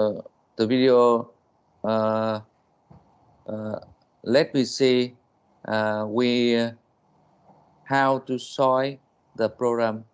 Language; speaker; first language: English; non-native, learner; Vietnamese